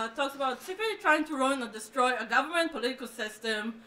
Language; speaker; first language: English; non-native, fluent; Hebrew